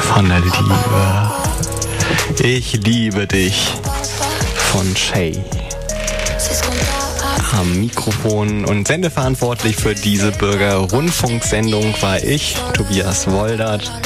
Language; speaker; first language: German; native; German